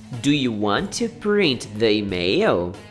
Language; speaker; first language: English; non-native, fluent; Portuguese